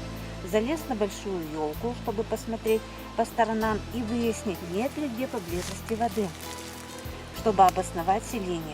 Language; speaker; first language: Russian; native; Russian